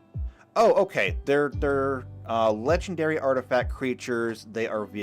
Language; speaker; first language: English; native; English